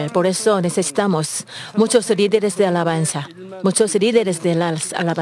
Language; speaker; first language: Spanish; non-native, fluent; Korean